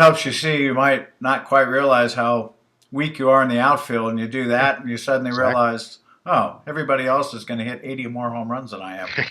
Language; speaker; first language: English; native; English